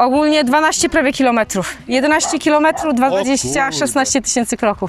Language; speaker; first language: Polish; native; Polish